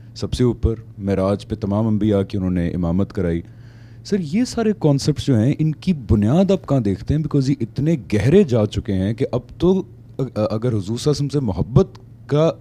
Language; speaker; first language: Urdu; native; Urdu